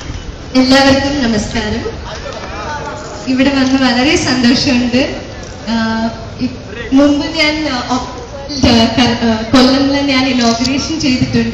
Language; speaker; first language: Malayalam; non-native, learner; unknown